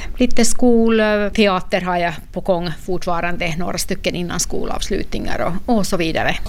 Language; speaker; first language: Swedish; non-native, local second language; Finnish